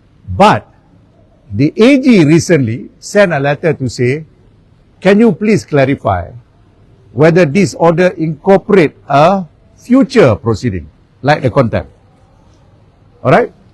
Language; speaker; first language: English; non-native, local second language; Malay